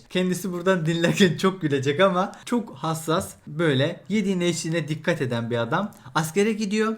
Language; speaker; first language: Turkish; native; Turkish